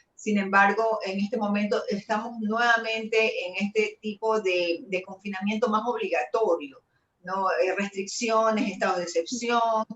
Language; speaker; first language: Spanish; native; Spanish